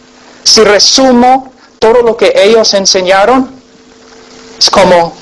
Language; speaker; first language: Spanish; non-native, fluent; English